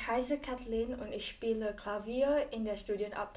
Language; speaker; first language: German; non-native, learner; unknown